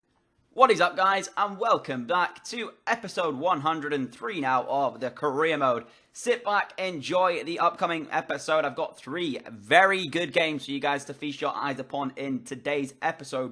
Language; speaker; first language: English; native; English